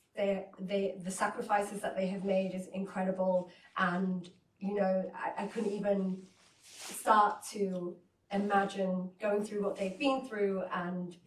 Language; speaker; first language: English; native; English